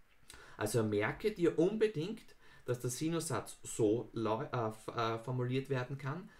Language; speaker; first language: German; native; German